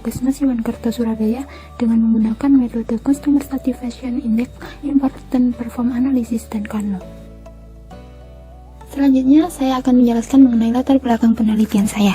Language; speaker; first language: Indonesian; native; Indonesian